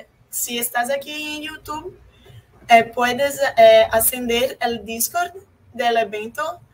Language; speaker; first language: Spanish; non-native, fluent; Portuguese